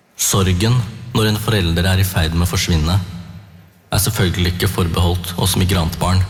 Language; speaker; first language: Norwegian; early bilingual, other home language; Tamil